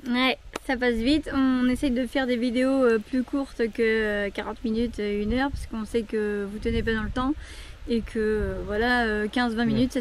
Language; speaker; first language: French; native; French